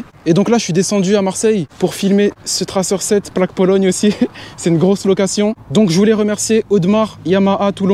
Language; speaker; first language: French; native; French